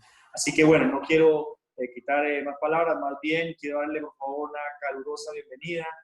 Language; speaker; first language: Spanish; native; Spanish